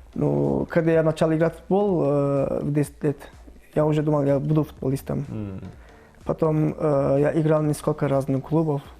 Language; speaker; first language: Russian; non-native, learner; Turkish